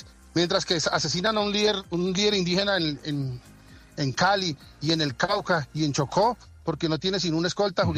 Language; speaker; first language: Spanish; native; Spanish